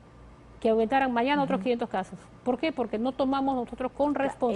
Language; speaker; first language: Spanish; native; Spanish